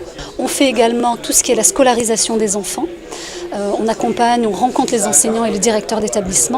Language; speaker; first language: French; native; French